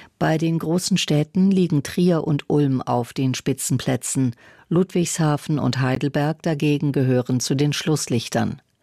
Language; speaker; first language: German; native; German